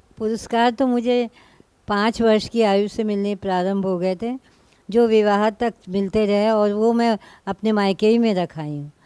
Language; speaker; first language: Hindi; native; Hindi